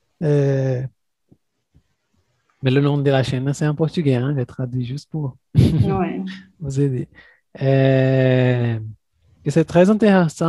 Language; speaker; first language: French; non-native, fluent; Portuguese